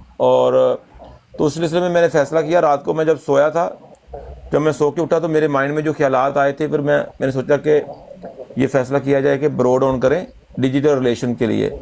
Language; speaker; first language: Urdu; non-native, local second language; Punjabi